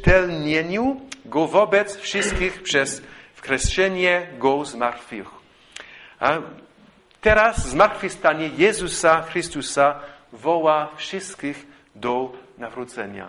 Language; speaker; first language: Polish; non-native, fluent; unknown